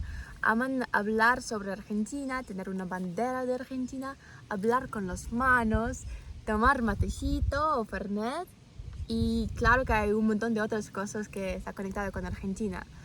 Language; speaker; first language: Spanish; non-native, fluent; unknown